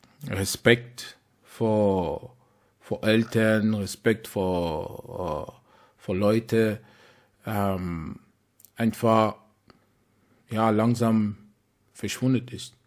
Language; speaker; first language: German; non-native, fluent; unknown